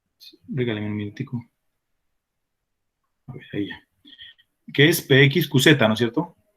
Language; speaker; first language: Spanish; native; Spanish